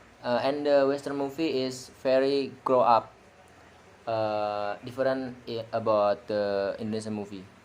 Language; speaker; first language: English; non-native, learner; Indonesian